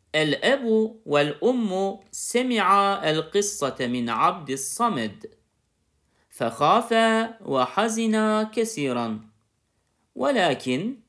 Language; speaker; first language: Arabic; non-native, fluent; Turkish